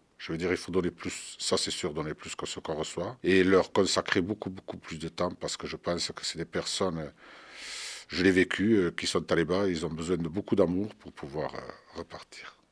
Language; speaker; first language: French; early bilingual, other home language; Arabic